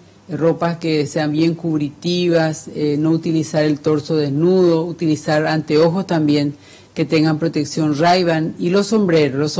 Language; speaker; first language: Spanish; native; Spanish